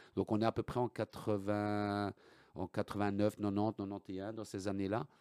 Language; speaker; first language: French; early bilingual, other home language; Italian